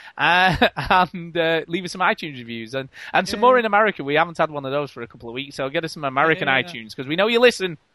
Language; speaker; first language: English; native; English